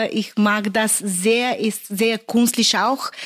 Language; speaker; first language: German; non-native, learner; Bulgarian